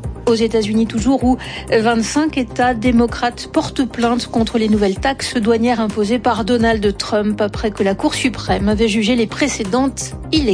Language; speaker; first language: French; native; French